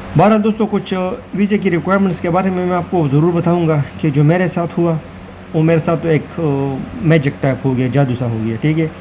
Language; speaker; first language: Urdu; non-native, local second language; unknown